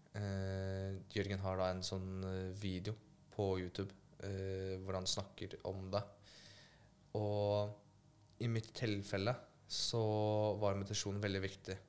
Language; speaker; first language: Norwegian; early bilingual, other home language; Polish